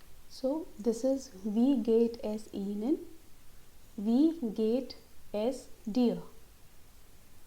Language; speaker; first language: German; non-native, fluent; Hindi